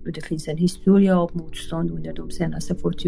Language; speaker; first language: Swedish; non-native, fluent; Persian